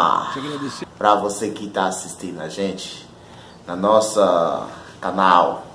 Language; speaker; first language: Portuguese; non-native, learner; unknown